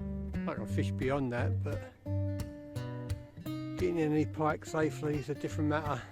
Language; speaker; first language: English; native; English